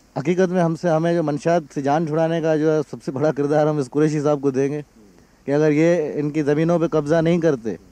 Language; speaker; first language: Urdu; non-native, local second language; Sindhi